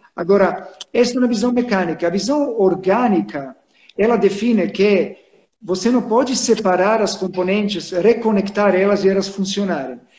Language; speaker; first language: Portuguese; non-native, fluent; Serbian